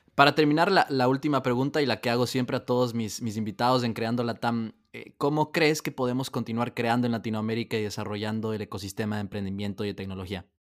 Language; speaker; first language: Spanish; native; Spanish